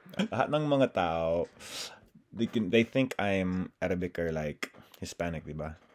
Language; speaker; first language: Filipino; non-native, learner; English